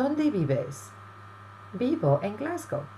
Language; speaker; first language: Spanish; non-native, fluent; English